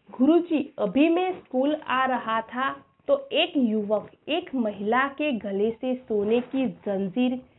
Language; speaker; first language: Hindi; non-native, local second language; Gujarati